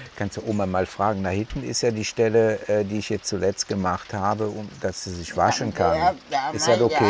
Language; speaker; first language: German; native; German